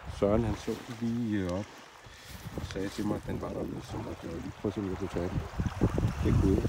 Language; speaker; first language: Danish; native; Danish